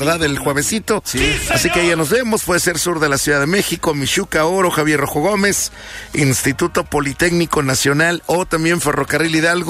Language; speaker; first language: Spanish; native; Spanish